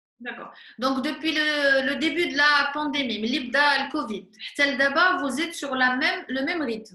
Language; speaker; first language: French; non-native, local second language; Arabic